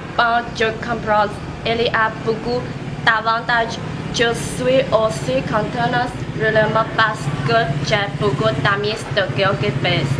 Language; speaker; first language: French; non-native, learner; Indonesian